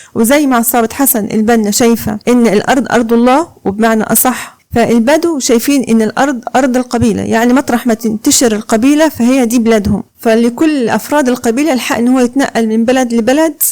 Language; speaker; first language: Egyptian Arabic; native; Egyptian Arabic